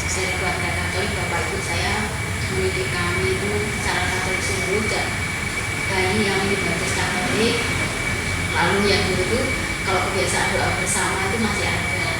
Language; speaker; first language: Indonesian; native; Indonesian